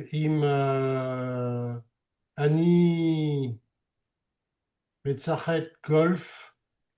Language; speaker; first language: Hebrew; non-native, learner; French